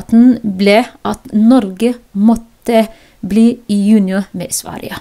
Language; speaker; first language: Norwegian; non-native, learner; Somali